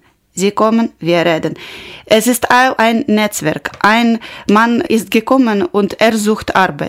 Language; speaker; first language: German; non-native, learner; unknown